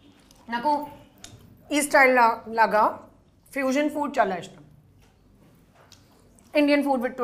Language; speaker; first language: Telugu; non-native, local second language; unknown